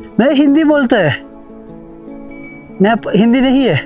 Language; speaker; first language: Hindi; non-native, local second language; Malayalam